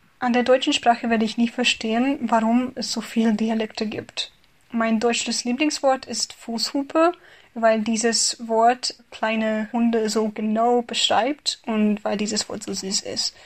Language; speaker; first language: German; non-native, fluent; Hungarian